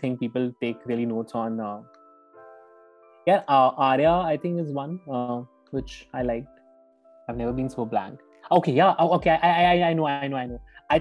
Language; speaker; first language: English; non-native, local second language; Hindi